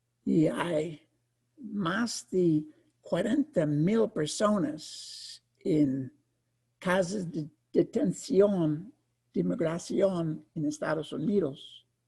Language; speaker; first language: Spanish; non-native, fluent; English